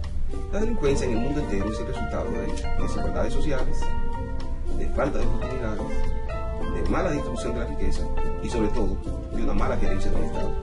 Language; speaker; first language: Spanish; native; Spanish